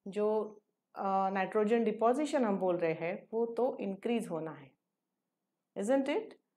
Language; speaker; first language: Hindi; non-native, local second language; Marathi